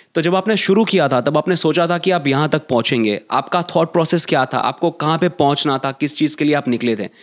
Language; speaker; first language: Hindi; non-native, local second language; Gujarati